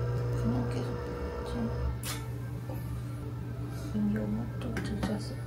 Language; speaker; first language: Korean; non-native, learner; Ukrainian